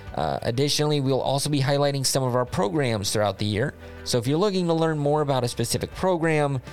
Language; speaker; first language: English; native; English